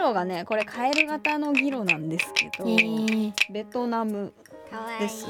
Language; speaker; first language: Japanese; native; Japanese